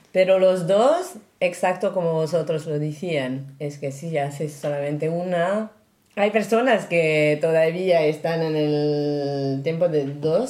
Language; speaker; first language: Spanish; non-native, learner; French